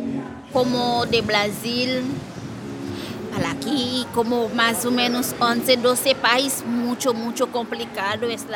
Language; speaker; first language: Spanish; non-native, learner; Haitian Creole